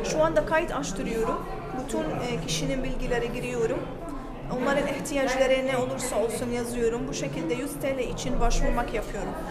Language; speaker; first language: Turkish; non-native, local second language; Arabic